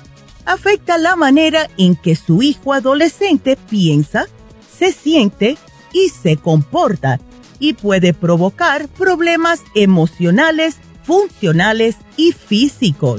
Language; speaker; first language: Spanish; native; Spanish